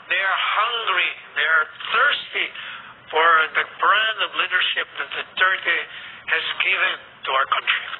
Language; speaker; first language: English; non-native, local second language; Filipino